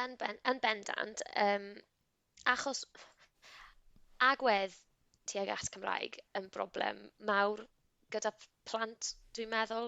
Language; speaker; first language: Welsh; non-native, local second language; English